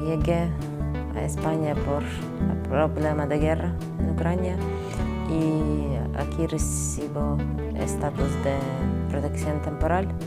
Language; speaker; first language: Spanish; non-native, fluent; Ukrainian